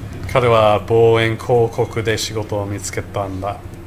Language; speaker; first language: Japanese; non-native, learner; English